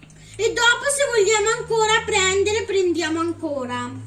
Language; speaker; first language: Italian; early bilingual, other home language; Urdu